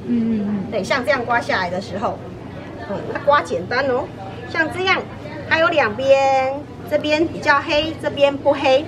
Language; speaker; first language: Chinese; native; Chinese